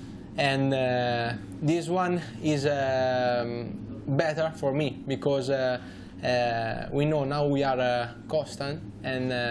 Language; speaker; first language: English; non-native, learner; Italian